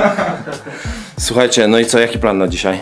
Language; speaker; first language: Polish; native; Polish